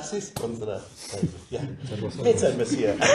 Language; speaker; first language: German; non-native, learner; English